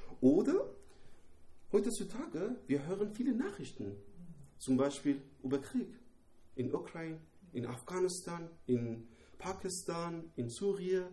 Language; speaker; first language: German; non-native, learner; Persian